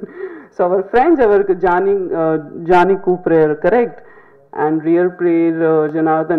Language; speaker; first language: Tamil; non-native, fluent; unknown